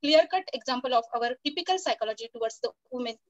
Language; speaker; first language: English; non-native, local second language; Marathi